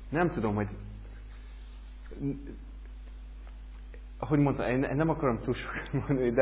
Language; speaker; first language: Hungarian; non-native, learner; English